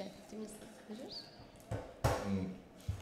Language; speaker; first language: Russian; early bilingual, heritage; Russian